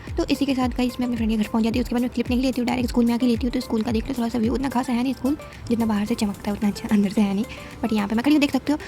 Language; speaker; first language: Hindi; native; Hindi